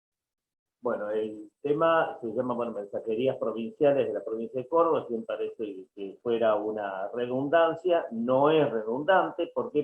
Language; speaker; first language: Spanish; native; Spanish